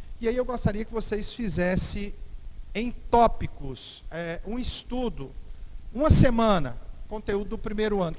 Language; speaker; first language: Portuguese; native; Portuguese